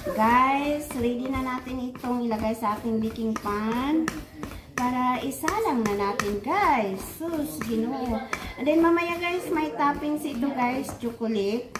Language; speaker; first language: Filipino; non-native, local second language; Cebuano